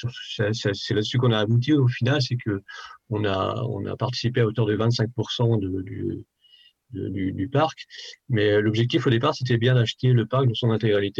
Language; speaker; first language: French; native; French